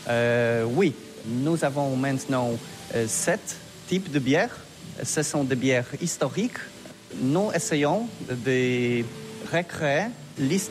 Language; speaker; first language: French; non-native, learner; Polish